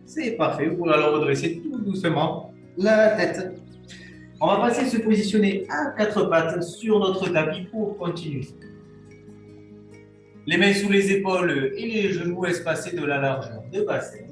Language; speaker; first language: French; native; French